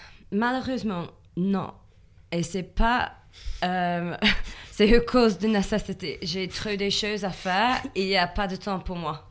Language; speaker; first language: French; non-native, learner; English